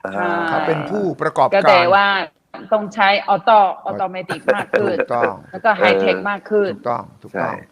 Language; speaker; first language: Thai; non-native, fluent; Malay